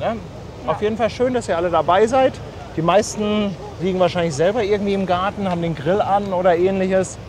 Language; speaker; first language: German; native; German